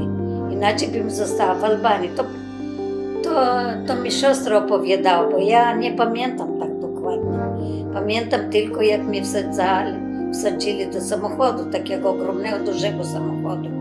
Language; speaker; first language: Polish; early bilingual, other home language; Macedonian